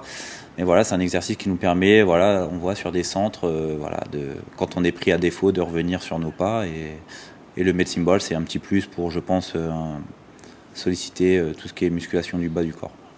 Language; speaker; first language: French; native; French